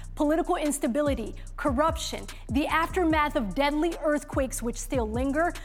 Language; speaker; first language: English; non-native, fluent; Somali